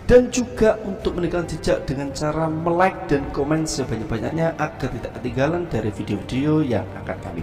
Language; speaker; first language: Indonesian; native; Indonesian